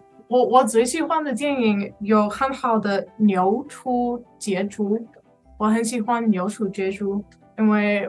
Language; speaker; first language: Chinese; non-native, learner; English